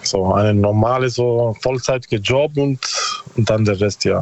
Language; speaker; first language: German; non-native, learner; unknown